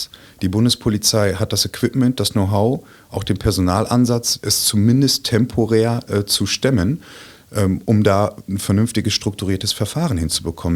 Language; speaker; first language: German; native; German